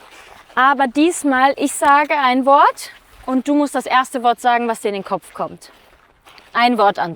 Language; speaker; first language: German; native; German